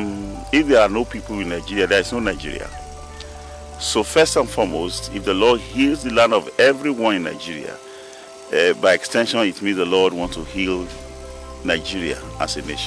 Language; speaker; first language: English; non-native, local second language; Yoruba